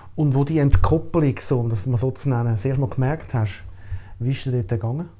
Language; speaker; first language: German; native; German